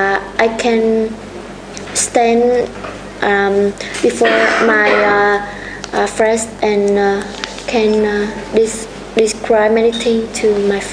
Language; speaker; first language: English; non-native, learner; Vietnamese